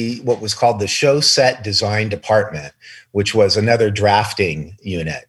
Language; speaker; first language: English; native; English